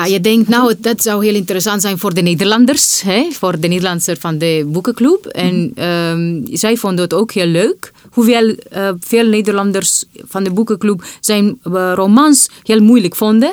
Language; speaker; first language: Dutch; non-native, fluent; Romanian